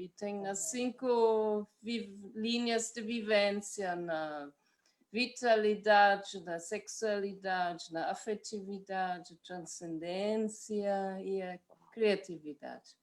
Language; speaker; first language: Portuguese; non-native, fluent; German